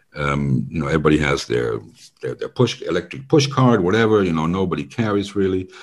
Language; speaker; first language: English; non-native, fluent; German